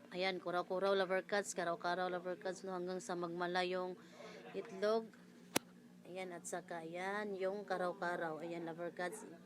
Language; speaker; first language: Filipino; non-native, local second language; Cebuano